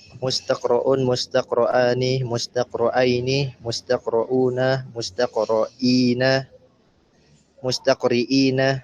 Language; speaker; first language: Arabic; non-native, learner; Indonesian